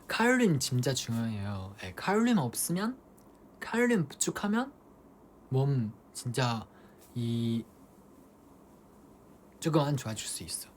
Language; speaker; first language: Korean; non-native, fluent; Chinese